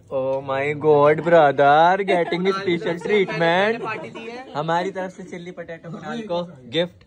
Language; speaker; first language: Hindi; native; Hindi